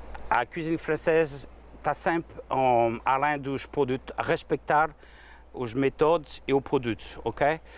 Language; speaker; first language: Portuguese; non-native, fluent; French